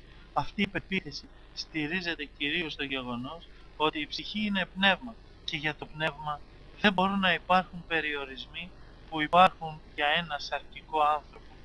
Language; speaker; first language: Greek; native; Greek